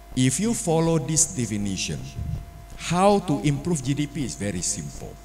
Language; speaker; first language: English; non-native, fluent; Indonesian